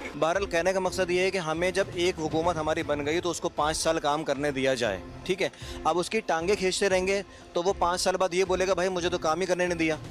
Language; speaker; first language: Urdu; native; Urdu